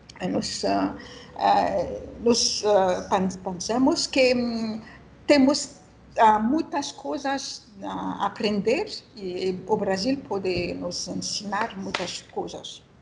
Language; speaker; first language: Portuguese; non-native, learner; French